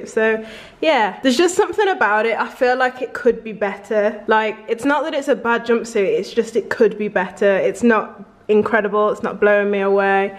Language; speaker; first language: English; native; English